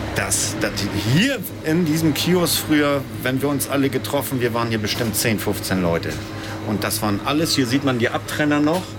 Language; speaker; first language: German; native; German